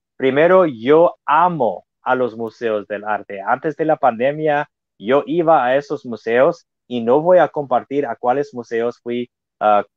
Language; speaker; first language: Spanish; native; Spanish